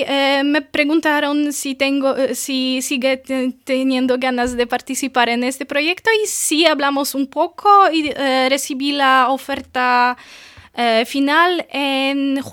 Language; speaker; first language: Spanish; non-native, fluent; Polish